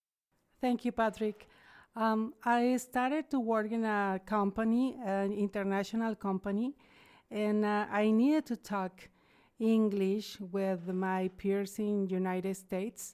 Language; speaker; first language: English; non-native, learner; Spanish